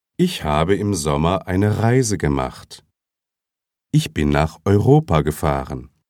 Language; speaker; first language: German; native; German